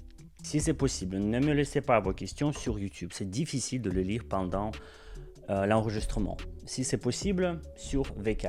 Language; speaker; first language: French; non-native, fluent; Russian